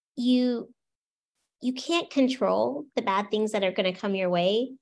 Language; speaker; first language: English; native; English